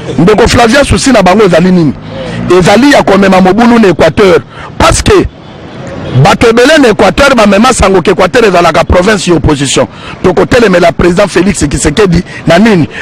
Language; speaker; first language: Lingala; native; Lingala